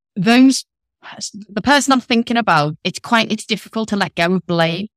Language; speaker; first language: English; native; English